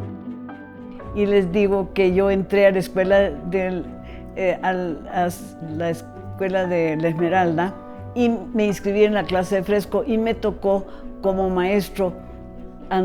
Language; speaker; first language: Spanish; native; Spanish